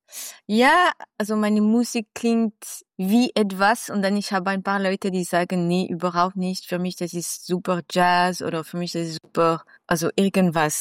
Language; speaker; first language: German; non-native, fluent; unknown